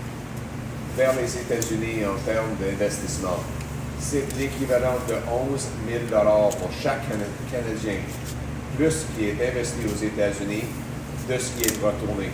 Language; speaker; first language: French; non-native, local second language; English